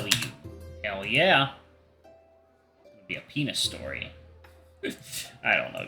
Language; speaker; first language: English; native; English